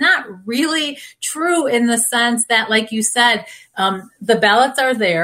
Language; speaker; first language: English; native; English